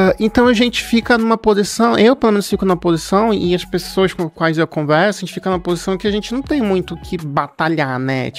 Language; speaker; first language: Portuguese; native; Portuguese